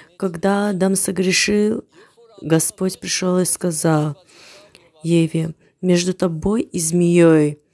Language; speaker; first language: Russian; non-native, fluent; Armenian